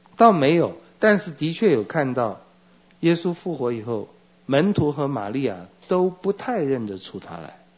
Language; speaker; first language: Chinese; native; Chinese